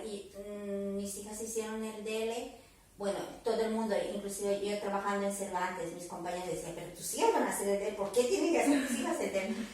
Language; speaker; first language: Spanish; native; Spanish